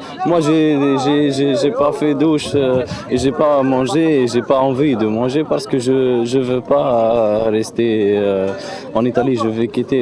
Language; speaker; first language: French; non-native, local second language; Arabic